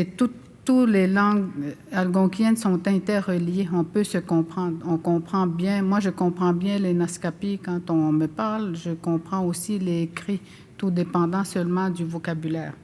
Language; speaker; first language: French; non-native, local second language; Innu-aimun